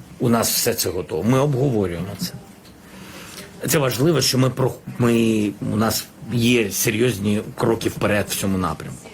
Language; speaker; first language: Ukrainian; non-native, local second language; Russian